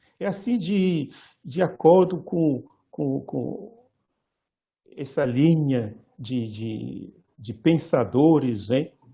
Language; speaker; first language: Portuguese; non-native, fluent; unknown